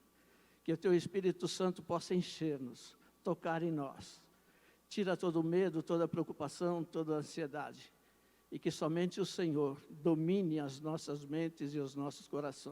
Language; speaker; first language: Portuguese; native; Portuguese